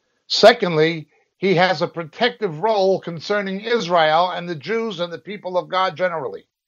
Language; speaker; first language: English; native; English